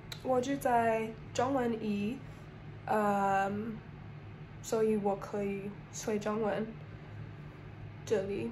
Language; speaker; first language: Chinese; non-native, learner; English